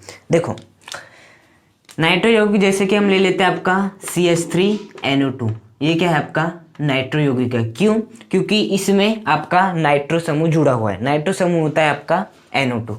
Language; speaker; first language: Hindi; native; Hindi